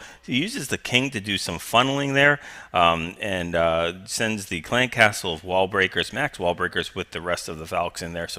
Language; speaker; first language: English; native; English